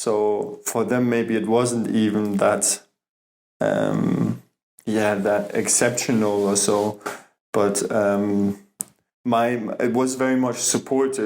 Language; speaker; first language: English; non-native, fluent; German